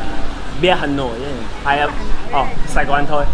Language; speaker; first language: Vietnamese; non-native, learner; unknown